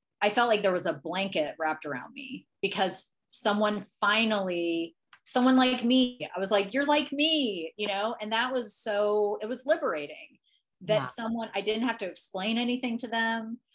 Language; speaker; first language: English; native; English